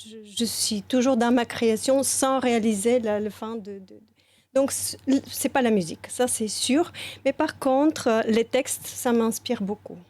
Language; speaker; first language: French; non-native, fluent; Bulgarian